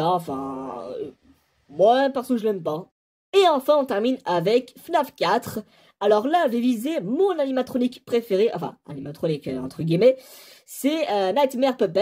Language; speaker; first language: French; native; French